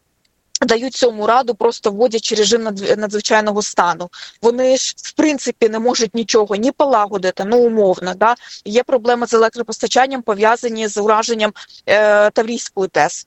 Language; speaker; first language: Ukrainian; native; Ukrainian